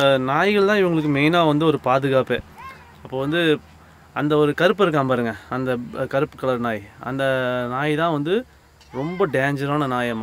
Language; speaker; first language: Tamil; native; Tamil